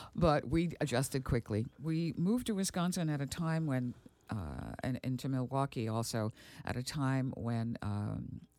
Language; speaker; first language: English; early bilingual, other home language; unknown